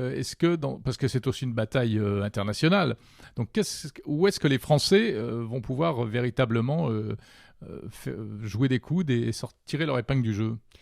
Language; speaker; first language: French; native; French